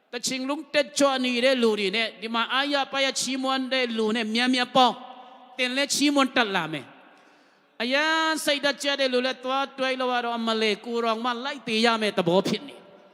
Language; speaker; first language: Burmese; non-native, local second language; Tedim Chin